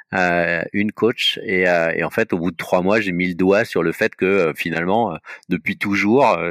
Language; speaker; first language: French; native; French